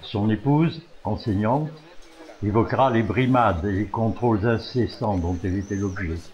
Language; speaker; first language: French; native; French